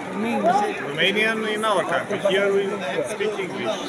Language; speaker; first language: English; non-native, learner; Romanian